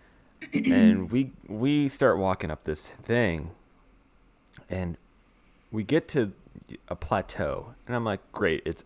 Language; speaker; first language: English; native; English